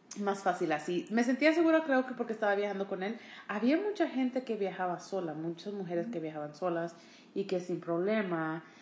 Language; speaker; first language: Spanish; early bilingual, heritage; Spanish